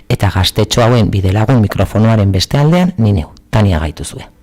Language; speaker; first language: Basque; native; Basque